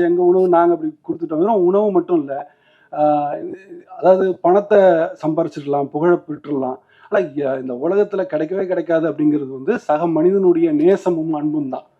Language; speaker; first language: Tamil; native; Tamil